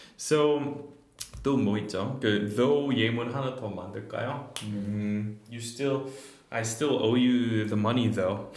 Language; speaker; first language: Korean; non-native, fluent; English